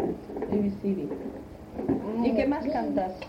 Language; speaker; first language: Spanish; native; Spanish